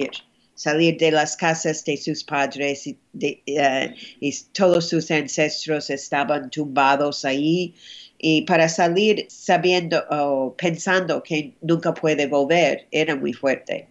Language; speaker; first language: Spanish; non-native, fluent; English